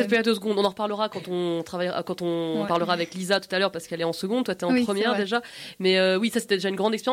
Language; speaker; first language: French; native; French